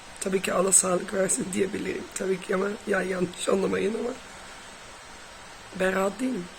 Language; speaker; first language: Turkish; non-native, fluent; Dutch